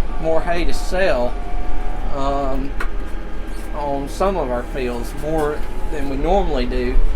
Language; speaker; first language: English; native; English